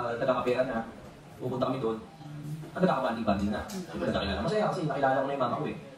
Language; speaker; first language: Filipino; native; Filipino